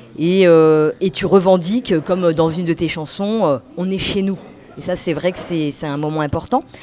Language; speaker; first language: French; native; French